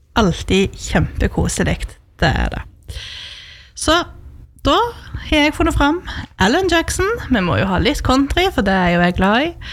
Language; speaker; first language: Norwegian; native; Norwegian